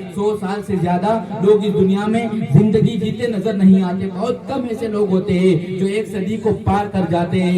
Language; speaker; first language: Urdu; native; Urdu